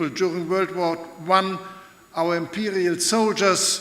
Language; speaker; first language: English; non-native, fluent; German